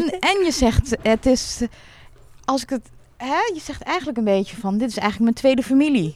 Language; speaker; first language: Dutch; native; Dutch